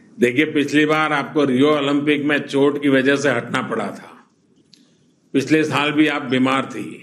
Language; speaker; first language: Hindi; non-native, local second language; Gujarati